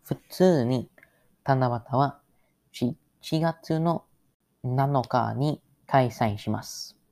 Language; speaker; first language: Japanese; non-native, learner; English